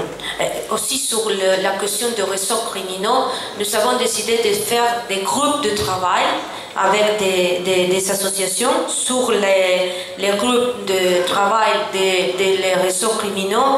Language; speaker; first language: French; non-native, fluent; Italian